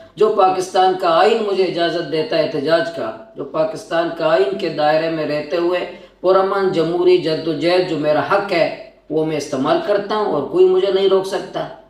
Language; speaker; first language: Urdu; non-native, local second language; Baluchi